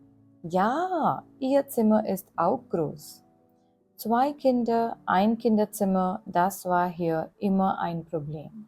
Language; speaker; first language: German; non-native, fluent; Gujarati